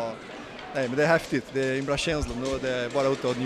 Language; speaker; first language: Swedish; non-native, learner; Portuguese